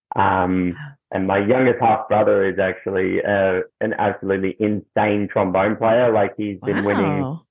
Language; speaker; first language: English; native; English